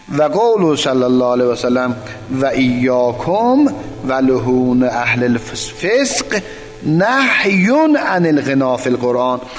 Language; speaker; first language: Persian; non-native, local second language; Azerbaijani